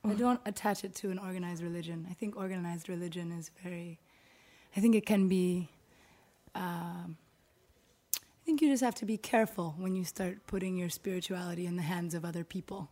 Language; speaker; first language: English; native; English